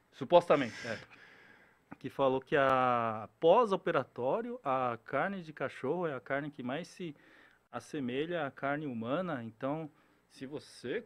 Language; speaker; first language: Portuguese; early bilingual, other home language; Korean